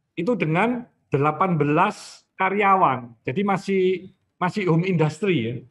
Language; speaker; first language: Indonesian; native; Indonesian